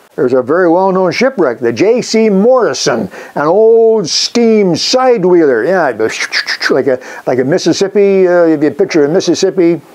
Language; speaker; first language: English; native; English